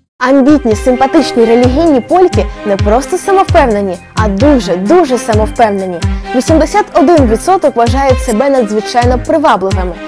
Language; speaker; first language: Ukrainian; native; Ukrainian